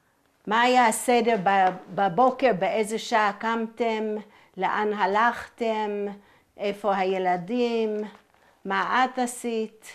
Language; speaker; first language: Hebrew; non-native, fluent; English